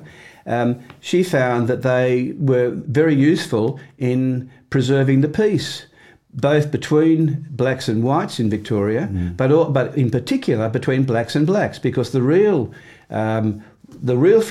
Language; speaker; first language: English; native; English